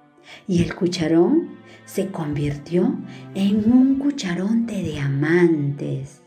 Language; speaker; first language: Spanish; native; Spanish